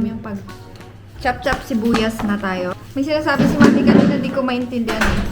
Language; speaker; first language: Filipino; native; Filipino